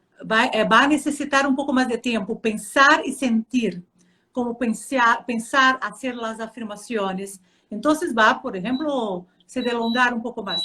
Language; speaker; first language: Spanish; non-native, fluent; Portuguese